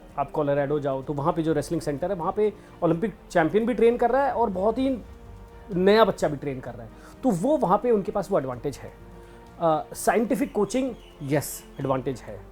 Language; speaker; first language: Hindi; native; Hindi